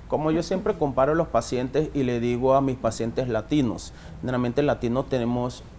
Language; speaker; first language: Spanish; native; Spanish